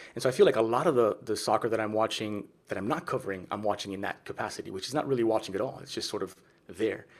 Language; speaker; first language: English; early bilingual, other home language; Spanish